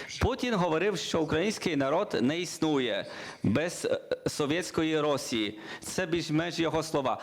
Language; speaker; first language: Ukrainian; non-native, learner; Polish